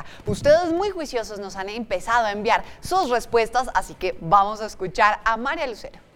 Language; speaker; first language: Spanish; native; Spanish